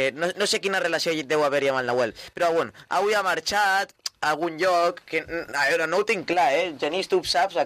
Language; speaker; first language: Catalan; native; Catalan